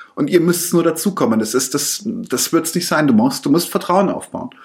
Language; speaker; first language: German; native; German